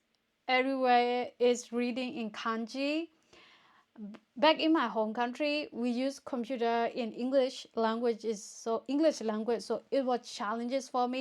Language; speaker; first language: English; non-native, fluent; Burmese